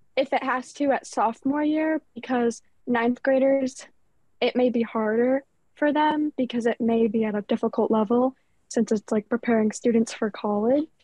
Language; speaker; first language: English; native; English